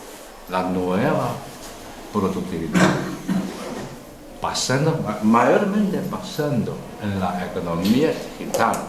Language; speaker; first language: Spanish; non-native, learner; Chinese